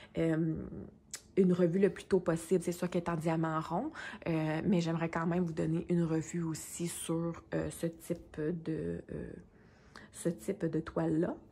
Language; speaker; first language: French; native; French